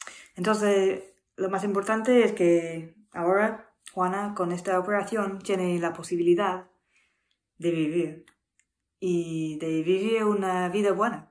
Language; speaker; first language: Spanish; non-native, learner; English